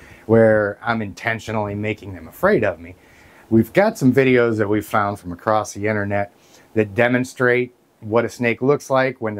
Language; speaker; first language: English; native; English